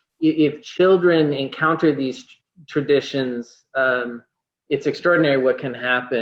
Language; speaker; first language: English; native; English